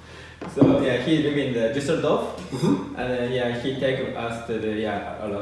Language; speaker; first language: English; non-native, learner; Japanese